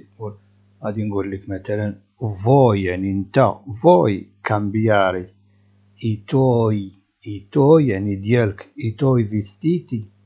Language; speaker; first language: Italian; non-native, fluent; Arabic